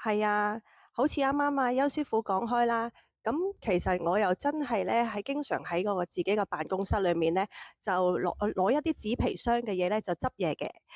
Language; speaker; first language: Cantonese; native; Cantonese